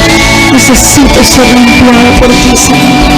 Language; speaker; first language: Spanish; native; Spanish